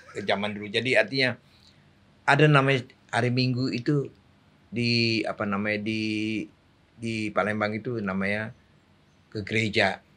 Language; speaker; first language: Indonesian; native; Indonesian